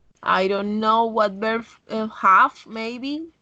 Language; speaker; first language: English; non-native, learner; Spanish